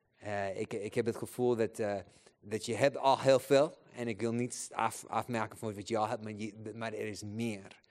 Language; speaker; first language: Dutch; non-native, fluent; Spanish